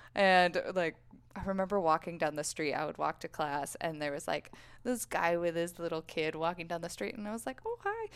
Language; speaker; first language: English; native; English